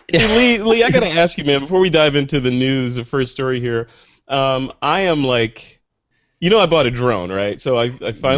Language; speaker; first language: English; native; English